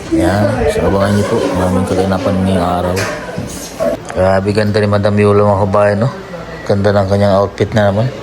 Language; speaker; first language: Filipino; non-native, local second language; Cebuano